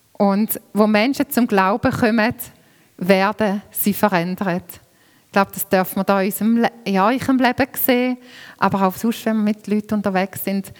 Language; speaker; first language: German; native; German